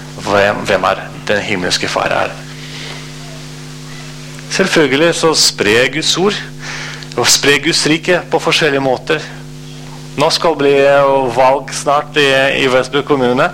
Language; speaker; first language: Norwegian; non-native, fluent; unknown